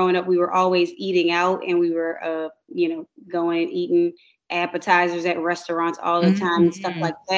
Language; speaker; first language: English; native; English